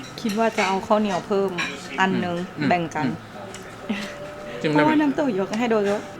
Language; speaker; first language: Thai; native; Thai